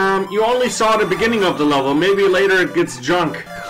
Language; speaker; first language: English; non-native, fluent; German